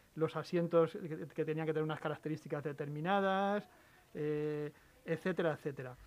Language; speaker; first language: Spanish; native; Spanish